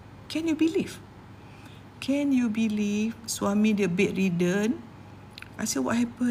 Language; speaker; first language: English; non-native, local second language; Malay